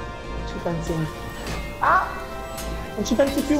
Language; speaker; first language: Italian; native; Italian